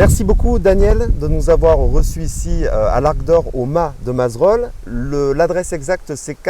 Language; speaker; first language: French; native; French